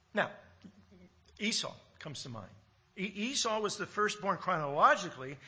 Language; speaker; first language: English; native; English